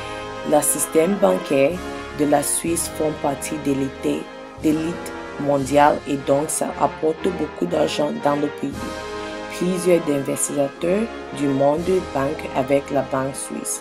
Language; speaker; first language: French; non-native, learner; English